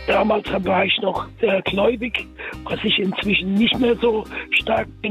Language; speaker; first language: German; non-native, fluent; Turkish